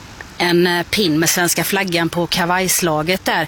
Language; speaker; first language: Swedish; native; Swedish